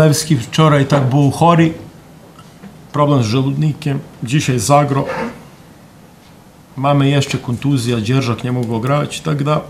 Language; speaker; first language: Polish; non-native, fluent; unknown